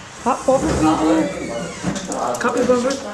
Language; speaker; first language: English; native; English